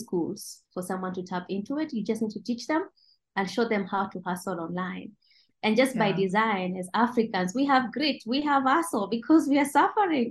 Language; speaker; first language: English; non-native, local second language; Kalenjin